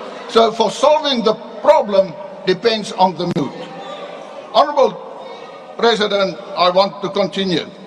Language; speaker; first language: English; non-native, local second language; Afrikaans